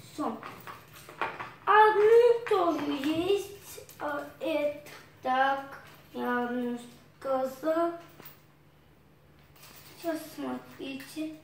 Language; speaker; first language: Russian; non-native, learner; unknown